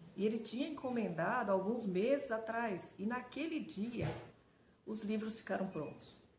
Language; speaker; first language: Portuguese; early bilingual, other home language; Japanese